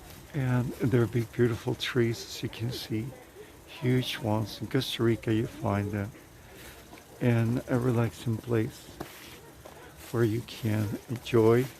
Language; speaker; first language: English; non-native, fluent; Spanish